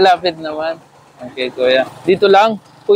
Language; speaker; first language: Filipino; non-native, learner; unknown